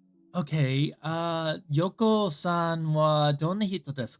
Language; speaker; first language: Japanese; non-native, learner; English